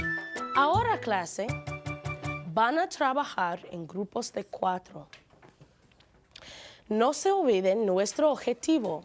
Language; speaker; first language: Spanish; non-native, fluent; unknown